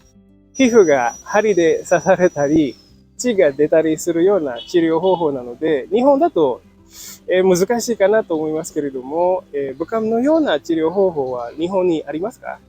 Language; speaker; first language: Japanese; non-native, fluent; Indonesian